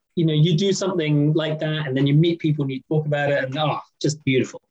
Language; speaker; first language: English; native; English